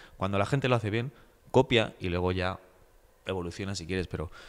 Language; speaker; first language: Spanish; native; Spanish